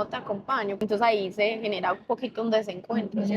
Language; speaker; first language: Spanish; native; Spanish